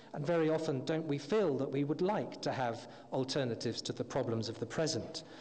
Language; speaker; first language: English; native; English